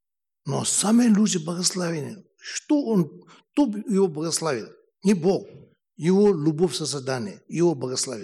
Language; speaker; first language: Russian; non-native, learner; Tibetan